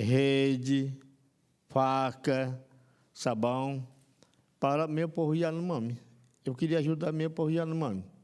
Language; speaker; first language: Portuguese; non-native, local second language; Yanomámi